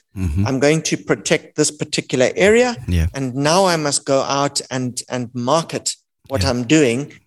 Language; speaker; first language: English; native; English